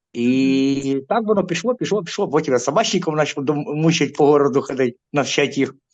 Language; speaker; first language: Ukrainian; non-native, local second language; Russian